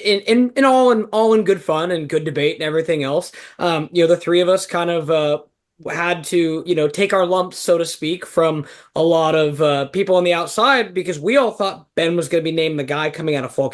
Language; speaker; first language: English; native; English